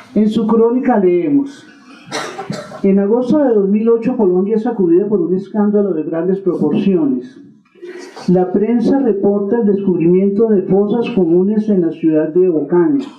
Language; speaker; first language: Spanish; native; Spanish